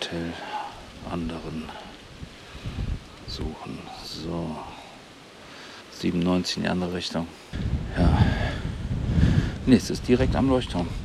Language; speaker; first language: German; native; German